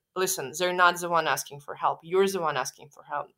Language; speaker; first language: English; non-native, fluent; Russian